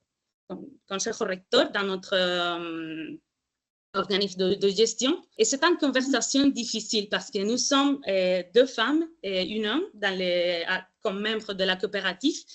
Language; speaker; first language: French; non-native, fluent; Spanish